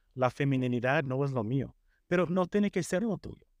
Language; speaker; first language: Spanish; non-native, fluent; English